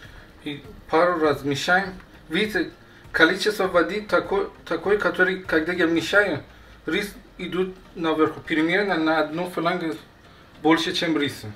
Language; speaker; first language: Russian; non-native, learner; Persian